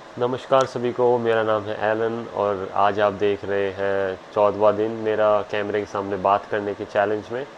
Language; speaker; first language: Hindi; native; Hindi